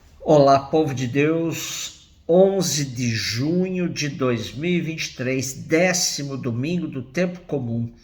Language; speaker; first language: Portuguese; native; Portuguese